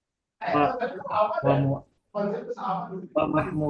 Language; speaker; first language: Arabic; non-native, learner; Indonesian